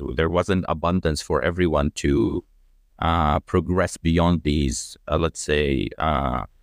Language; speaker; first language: English; non-native, fluent; Arabic